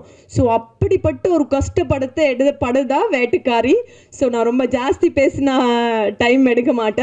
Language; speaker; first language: Tamil; non-native, fluent; Punjabi